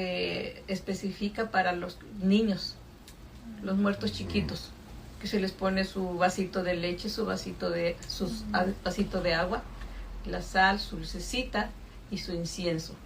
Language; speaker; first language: Spanish; native; Spanish